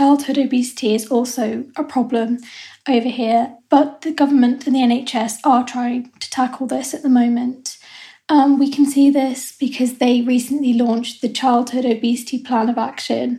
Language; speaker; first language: English; native; English